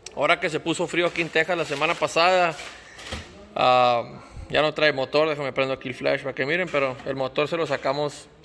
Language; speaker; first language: Spanish; early bilingual, other home language; English